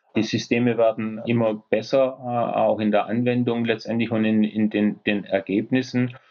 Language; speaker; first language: German; native; German